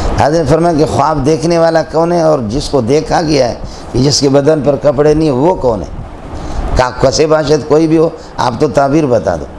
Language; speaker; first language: Urdu; non-native, local second language; Baluchi